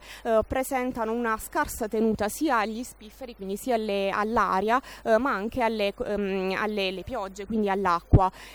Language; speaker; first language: Italian; native; Italian